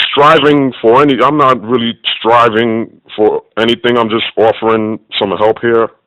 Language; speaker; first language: English; native; English